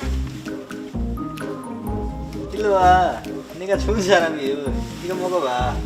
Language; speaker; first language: Korean; non-native, learner; Nepali